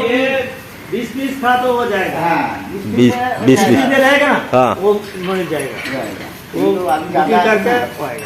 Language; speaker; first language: Hindi; non-native, local second language; Bangla